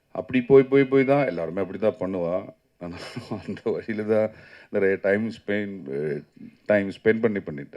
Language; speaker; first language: Tamil; non-native, learner; Malayalam